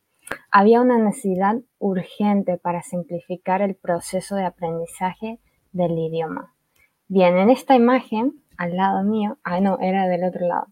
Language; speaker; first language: Spanish; early bilingual, other home language; Chinese